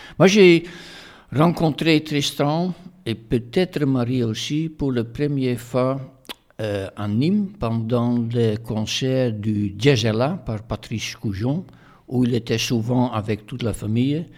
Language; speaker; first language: French; non-native, fluent; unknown